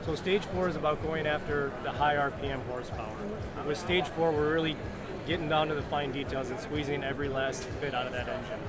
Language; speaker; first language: English; native; English